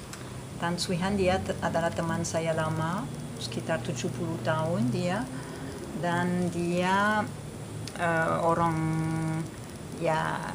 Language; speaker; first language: Indonesian; non-native, fluent; French